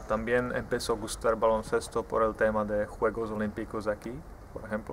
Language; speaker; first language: Spanish; non-native, fluent; Czech